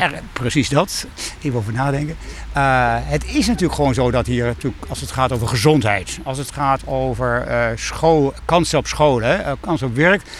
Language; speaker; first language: Dutch; native; Dutch